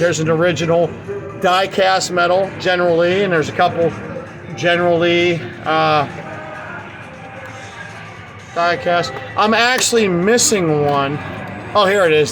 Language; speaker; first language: English; native; English